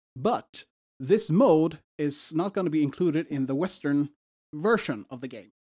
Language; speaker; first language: English; non-native, fluent; Swedish